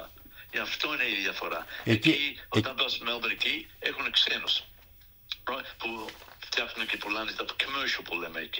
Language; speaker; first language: Greek; early bilingual, other home language; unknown